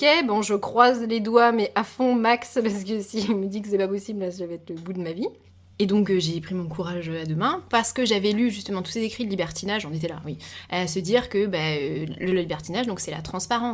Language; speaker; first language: French; native; French